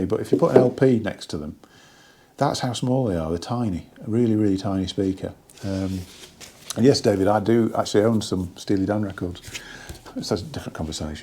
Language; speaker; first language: English; native; English